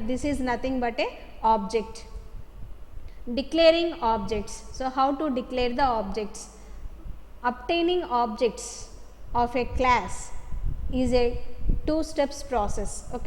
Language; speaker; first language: English; non-native, local second language; Telugu